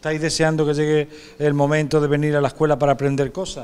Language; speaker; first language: Spanish; native; Spanish